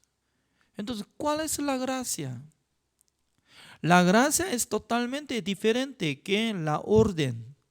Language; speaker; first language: Spanish; non-native, fluent; Korean